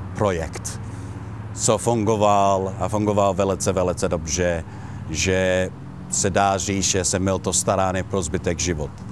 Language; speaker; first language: Czech; non-native, learner; Italian